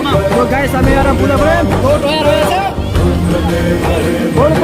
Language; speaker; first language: Hindi; non-native, local second language; Assamese